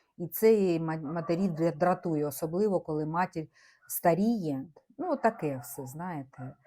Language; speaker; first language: Ukrainian; native; Ukrainian